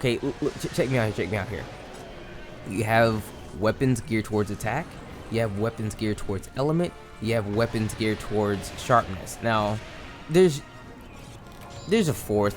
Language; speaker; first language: English; native; English